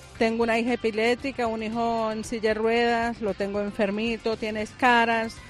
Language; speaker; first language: Spanish; native; Spanish